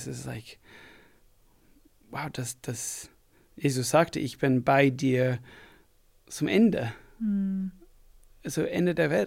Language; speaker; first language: German; non-native, fluent; English